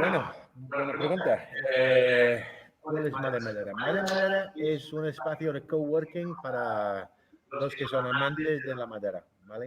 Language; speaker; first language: Spanish; non-native, fluent; English